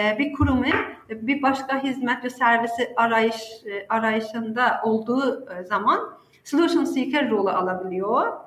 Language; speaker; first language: Turkish; non-native, fluent; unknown